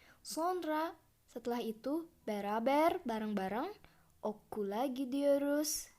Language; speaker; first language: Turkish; non-native, fluent; Indonesian